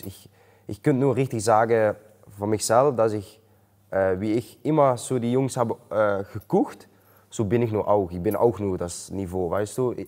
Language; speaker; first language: German; non-native, learner; Dutch